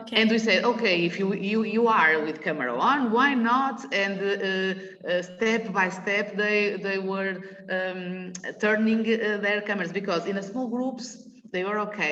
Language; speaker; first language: English; non-native, learner; Portuguese